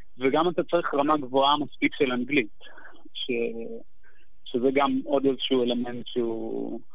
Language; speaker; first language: Hebrew; native; Hebrew